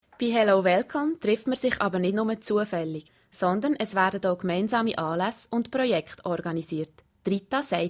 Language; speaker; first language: German; native; German